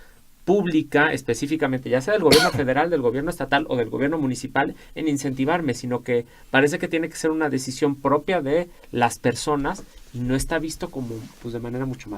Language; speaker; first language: Spanish; native; Spanish